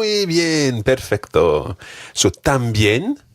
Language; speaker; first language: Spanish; non-native, fluent; English